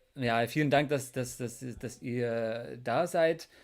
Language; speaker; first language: German; non-native, fluent; English